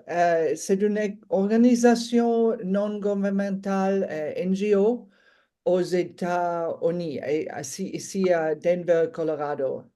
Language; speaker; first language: French; non-native, fluent; English